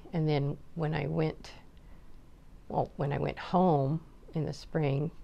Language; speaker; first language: English; native; English